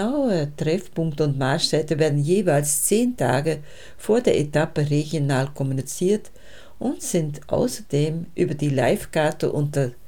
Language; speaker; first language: German; native; German